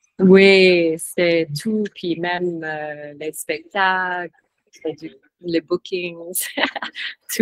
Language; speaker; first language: French; non-native, fluent; English